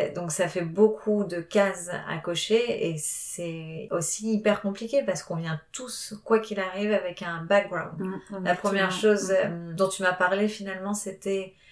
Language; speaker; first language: French; non-native, fluent; Spanish